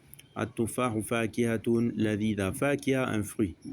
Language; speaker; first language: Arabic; non-native, fluent; French